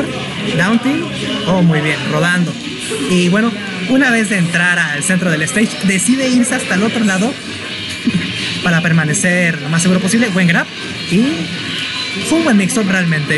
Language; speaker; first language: Spanish; native; Spanish